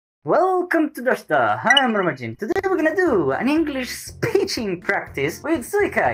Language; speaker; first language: English; non-native, fluent; Italian